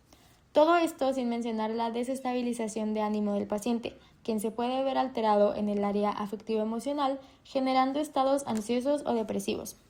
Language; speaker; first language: Spanish; native; Spanish